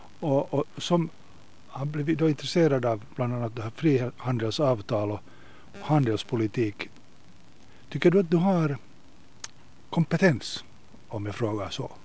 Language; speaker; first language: Swedish; native; Swedish